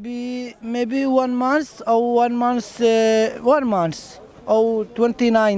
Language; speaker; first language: English; non-native, learner; Arabic